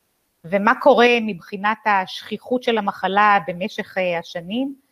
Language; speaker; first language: Hebrew; native; Hebrew